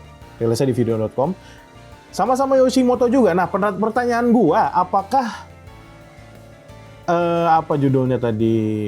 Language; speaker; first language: Indonesian; native; Indonesian